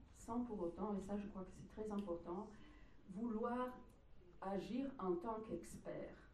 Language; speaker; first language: French; non-native, fluent; Italian